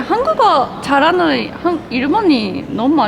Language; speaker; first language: Korean; non-native, local second language; Japanese